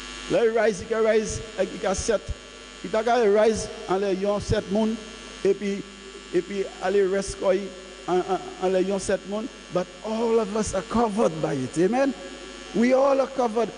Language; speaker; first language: English; non-native, local second language; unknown